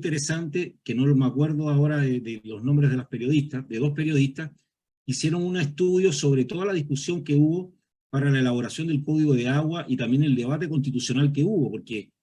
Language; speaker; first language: Spanish; native; Spanish